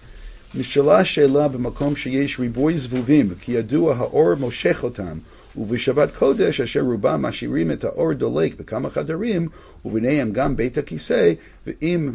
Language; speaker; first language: Hebrew; non-native, fluent; English